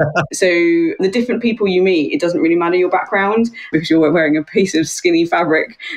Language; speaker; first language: English; native; English